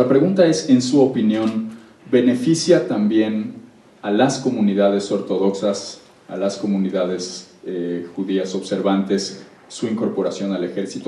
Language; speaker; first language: Spanish; native; Spanish